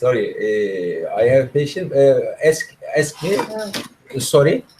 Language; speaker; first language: English; non-native, learner; Turkish